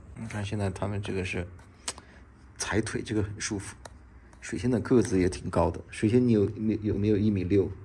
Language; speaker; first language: Chinese; native; Chinese